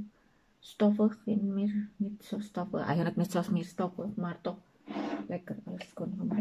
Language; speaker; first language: Dutch; non-native, learner; Indonesian